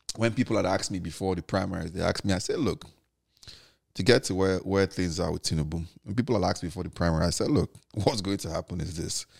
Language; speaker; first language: English; non-native, local second language; Igbo